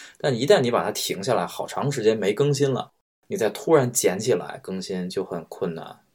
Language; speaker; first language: Chinese; native; Chinese